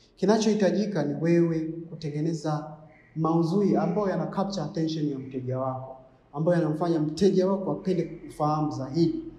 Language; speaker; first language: Swahili; native; Swahili